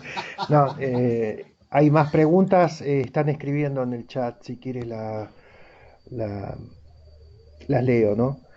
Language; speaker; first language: Spanish; native; Spanish